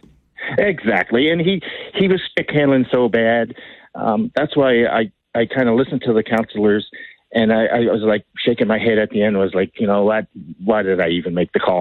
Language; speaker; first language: English; native; English